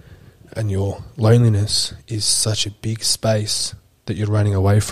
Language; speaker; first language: English; native; English